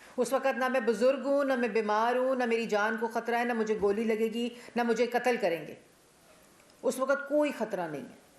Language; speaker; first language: Urdu; native; Urdu